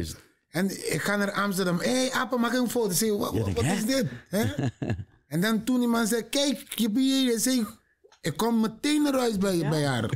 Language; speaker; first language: Dutch; non-native, learner; Papiamento